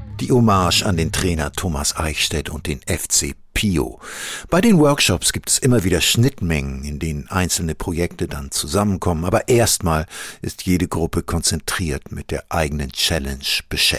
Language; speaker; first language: German; native; German